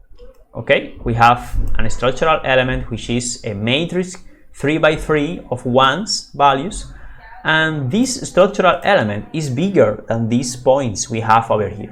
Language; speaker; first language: English; non-native, fluent; Spanish